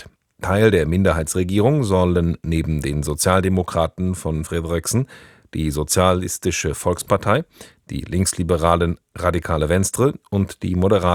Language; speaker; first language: German; native; German